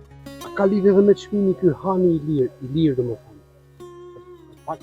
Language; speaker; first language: Albanian; native; Albanian